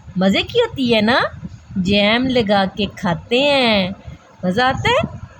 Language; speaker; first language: Urdu; non-native, local second language; Punjabi